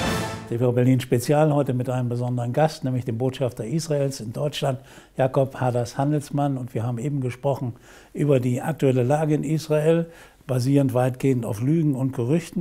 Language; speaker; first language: German; native; German